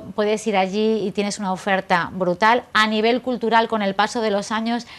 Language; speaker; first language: Spanish; native; Spanish